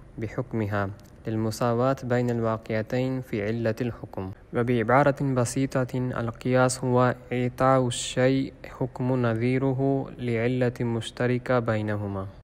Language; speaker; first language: Arabic; non-native, fluent; Malay